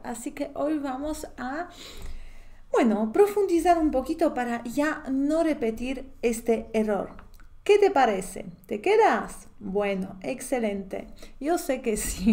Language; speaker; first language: Spanish; non-native, fluent; Polish